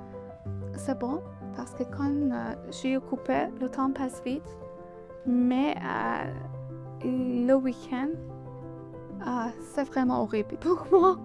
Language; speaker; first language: French; non-native, learner; Persian